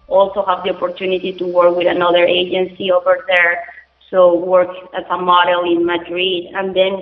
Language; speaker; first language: English; non-native, fluent; Spanish